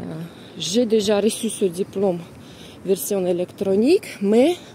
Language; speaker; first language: French; non-native, fluent; Russian